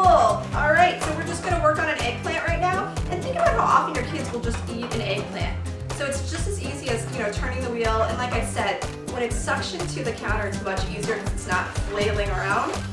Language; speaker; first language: English; native; English